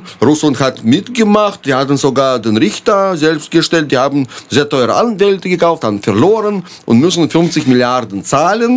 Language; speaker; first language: German; non-native, fluent; Russian